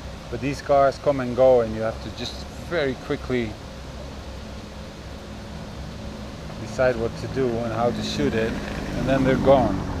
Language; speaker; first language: English; non-native, fluent; Dutch